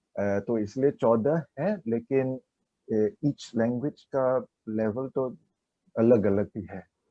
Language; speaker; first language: Hindi; non-native, learner; Chinese